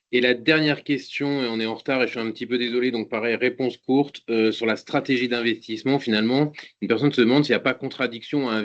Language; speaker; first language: French; native; French